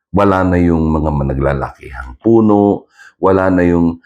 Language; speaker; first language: Filipino; native; Filipino